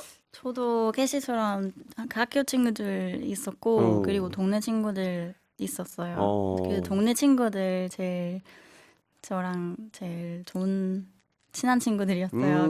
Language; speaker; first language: Korean; non-native, fluent; German